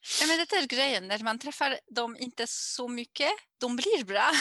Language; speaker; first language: Swedish; non-native, learner; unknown